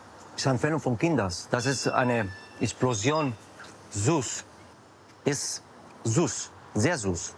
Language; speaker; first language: German; non-native, learner; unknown